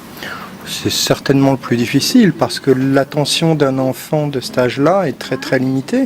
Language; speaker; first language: French; native; French